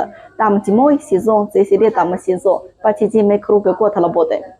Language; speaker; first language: Russian; non-native, learner; Chinese